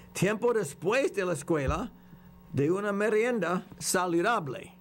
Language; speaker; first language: Spanish; non-native, fluent; English